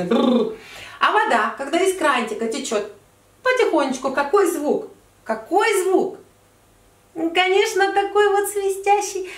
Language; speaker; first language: Russian; native; Russian